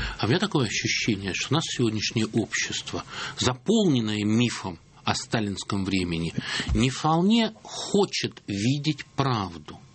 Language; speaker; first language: Russian; native; Russian